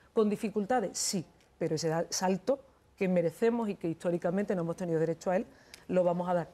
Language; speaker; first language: Spanish; native; Spanish